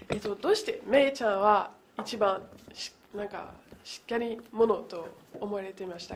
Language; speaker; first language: Japanese; non-native, learner; French